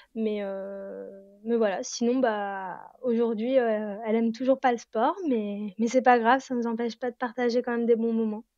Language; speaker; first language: French; native; French